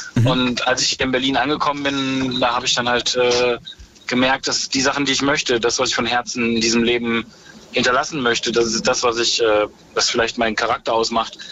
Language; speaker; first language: German; native; German